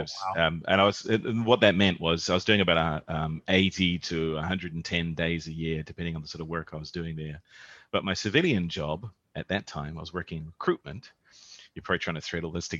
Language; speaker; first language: English; native; English